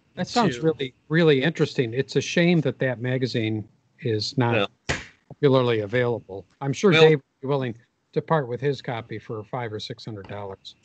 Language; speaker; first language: English; native; English